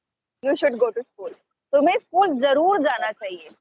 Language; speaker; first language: Hindi; native; Hindi